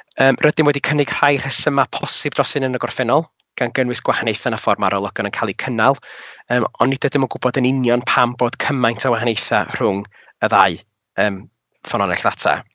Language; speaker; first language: Welsh; native; Welsh